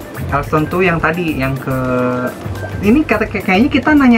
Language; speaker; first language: Indonesian; native; Indonesian